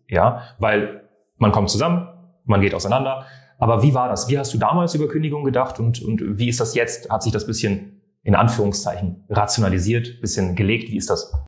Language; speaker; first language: German; non-native, fluent; French